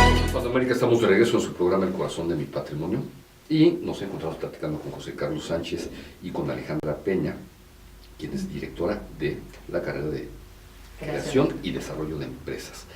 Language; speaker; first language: Spanish; native; Spanish